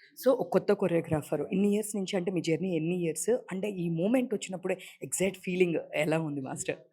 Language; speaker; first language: Telugu; native; Telugu